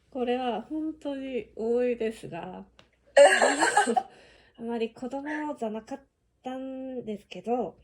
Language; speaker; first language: Japanese; non-native, learner; Korean